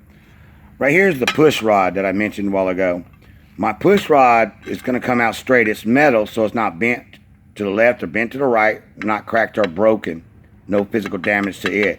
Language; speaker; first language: English; native; English